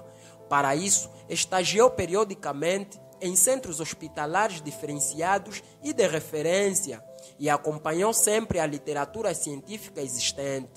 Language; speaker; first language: Portuguese; native; Portuguese